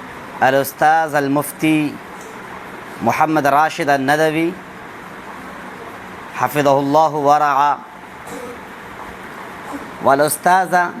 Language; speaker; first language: Arabic; non-native, fluent; Urdu